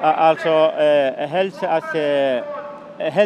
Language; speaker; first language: Swedish; non-native, learner; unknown